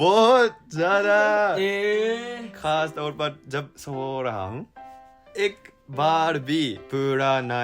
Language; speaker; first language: Hindi; non-native, learner; Japanese